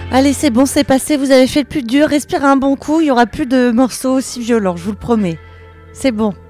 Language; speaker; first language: French; native; French